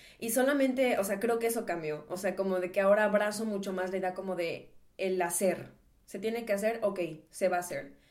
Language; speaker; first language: Spanish; native; Spanish